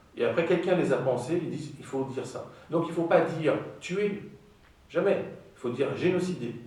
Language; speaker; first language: French; non-native, fluent; Greek